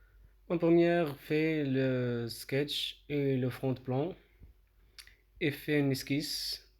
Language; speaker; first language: French; non-native, local second language; Arabic